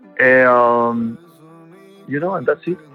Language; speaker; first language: English; non-native, learner; Spanish